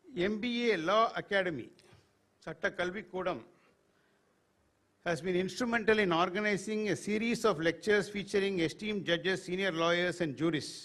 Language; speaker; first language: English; non-native, local second language; Tamil